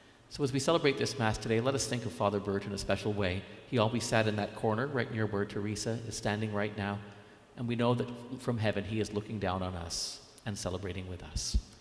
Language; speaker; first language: English; native; English